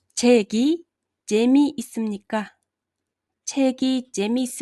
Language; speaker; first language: Korean; non-native, fluent; Mongolian